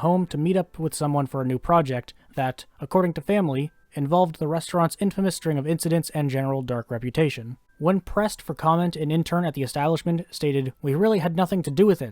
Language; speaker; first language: English; native; English